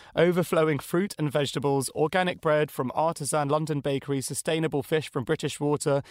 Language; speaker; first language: English; native; English